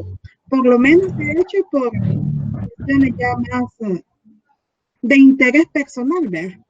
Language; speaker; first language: Spanish; native; Spanish